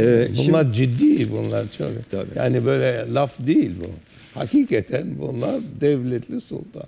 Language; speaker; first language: Turkish; early bilingual, heritage; Turkish